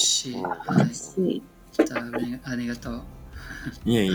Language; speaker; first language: Japanese; non-native, learner; English